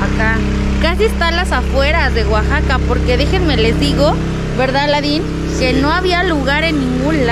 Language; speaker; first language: Spanish; native; Spanish